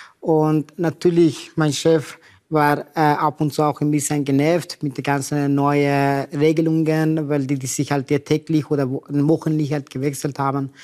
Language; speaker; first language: German; non-native, fluent; Persian